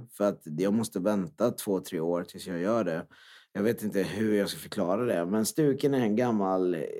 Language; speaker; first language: Swedish; non-native, local second language; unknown